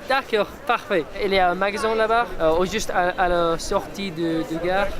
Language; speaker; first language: French; non-native, learner; English